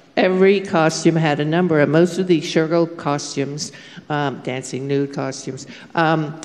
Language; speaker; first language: English; native; English